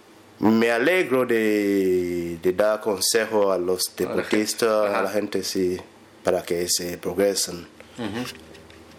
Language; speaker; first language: Spanish; non-native, learner; English